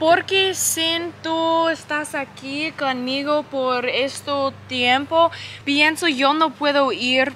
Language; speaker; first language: Spanish; non-native, learner; English